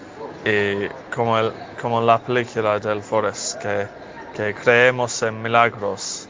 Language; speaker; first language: Spanish; non-native, fluent; English